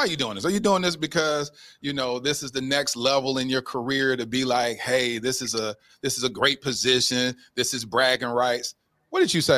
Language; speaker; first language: English; native; English